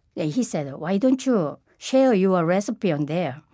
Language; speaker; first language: English; non-native, fluent; Korean